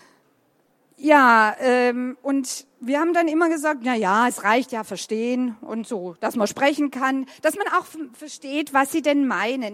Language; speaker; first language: German; native; German